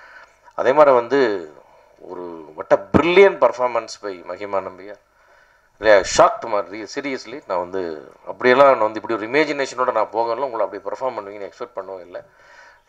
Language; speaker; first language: Tamil; native; Tamil